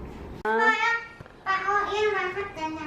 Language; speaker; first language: Filipino; non-native, learner; Indonesian